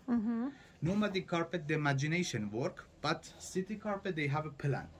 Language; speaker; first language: English; non-native, learner; Persian